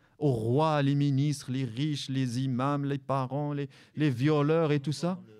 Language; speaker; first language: French; non-native, local second language; Arabic